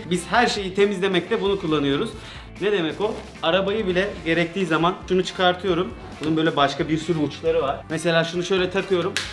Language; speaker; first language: Turkish; native; Turkish